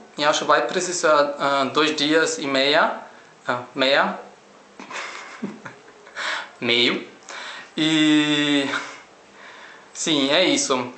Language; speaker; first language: Portuguese; non-native, learner; German